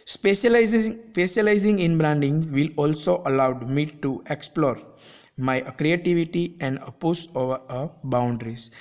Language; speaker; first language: English; non-native, local second language; Gujarati